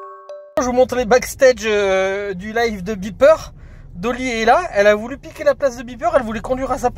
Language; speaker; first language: French; native; French